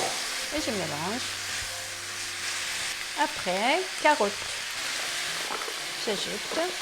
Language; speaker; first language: French; non-native, fluent; Japanese